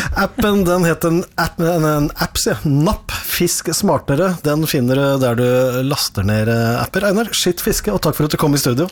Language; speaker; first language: Norwegian; native; Norwegian